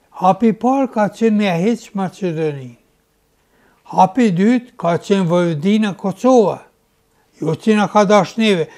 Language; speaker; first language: Albanian; native; Albanian